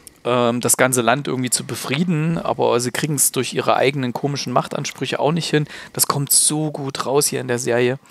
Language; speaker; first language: German; native; German